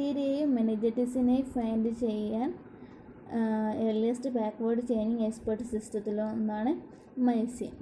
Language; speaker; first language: Malayalam; native; Malayalam